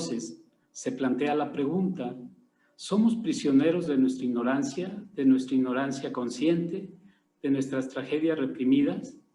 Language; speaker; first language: Spanish; native; Spanish